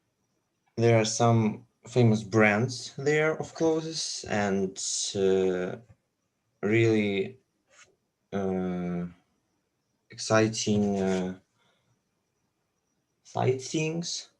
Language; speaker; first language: English; non-native, learner; Russian